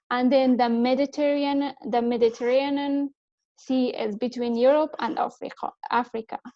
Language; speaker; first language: English; non-native, fluent; Persian